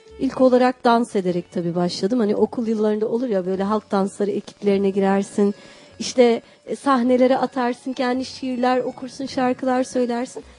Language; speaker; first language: Turkish; non-native, local second language; Kurdish